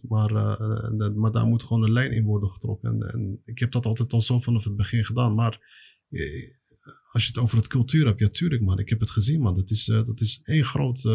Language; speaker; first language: Dutch; native; Dutch